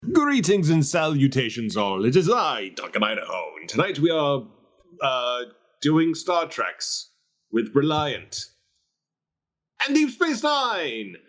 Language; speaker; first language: English; native; English